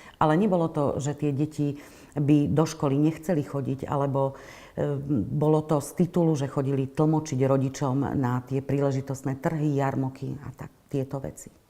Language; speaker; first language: Slovak; native; Slovak